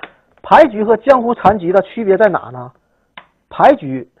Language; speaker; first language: Chinese; native; Chinese